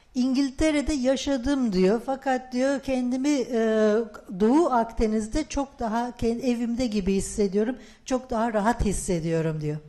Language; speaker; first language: Turkish; native; Turkish